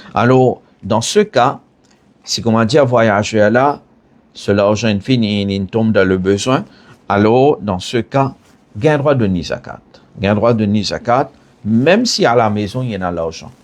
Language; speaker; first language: French; non-native, learner; Morisyen